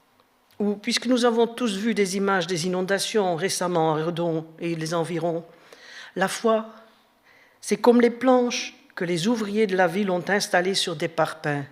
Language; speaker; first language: French; native; French